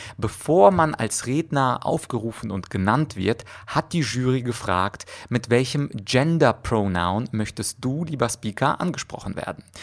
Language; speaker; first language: German; early bilingual, other home language; Russian